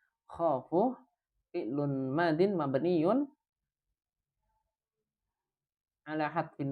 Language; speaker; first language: Arabic; non-native, fluent; Indonesian